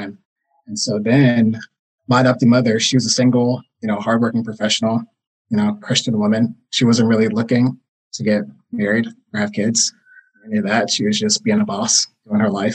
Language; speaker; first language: English; native; English